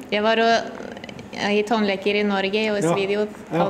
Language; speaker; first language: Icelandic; non-native, learner; Norwegian